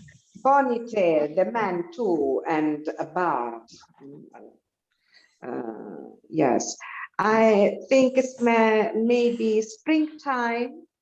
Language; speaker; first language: English; non-native, learner; Italian